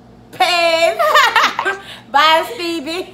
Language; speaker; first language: English; native; English